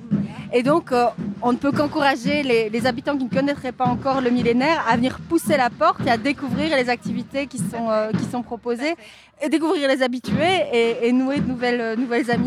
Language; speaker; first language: French; native; French